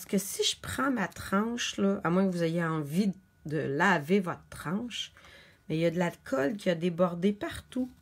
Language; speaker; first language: French; native; French